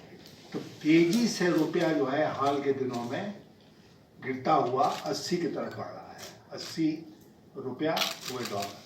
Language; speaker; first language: Hindi; native; Hindi